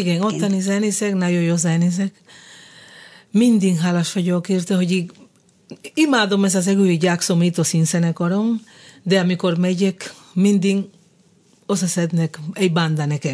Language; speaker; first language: Hungarian; non-native, fluent; Spanish